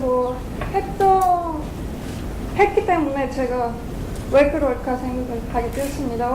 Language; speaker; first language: Korean; non-native, fluent; Bulgarian